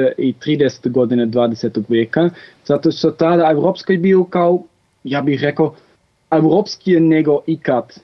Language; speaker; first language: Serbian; non-native, fluent; Dutch